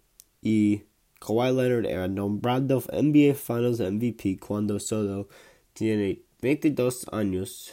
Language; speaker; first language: Spanish; non-native, learner; English